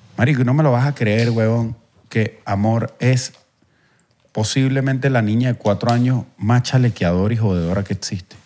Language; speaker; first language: Spanish; native; Spanish